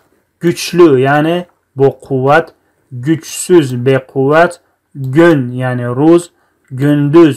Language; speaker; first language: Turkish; non-native, fluent; Tajik